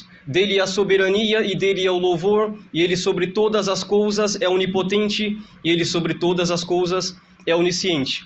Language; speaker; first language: Portuguese; native; Portuguese